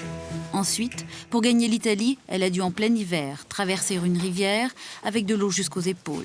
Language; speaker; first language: French; native; French